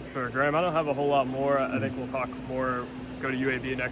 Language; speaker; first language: English; native; English